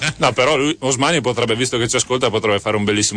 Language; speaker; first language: Italian; native; Italian